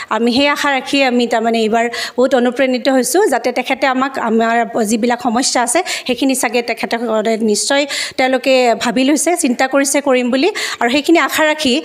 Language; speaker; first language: Assamese; native; Assamese